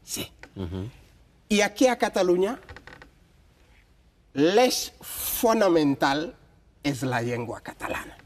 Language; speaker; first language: Catalan; non-native, fluent; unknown